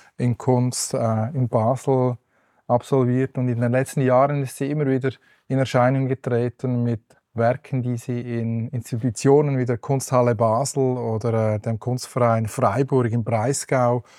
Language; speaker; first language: German; native; German